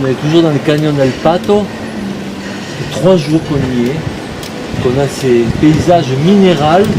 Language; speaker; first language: French; native; French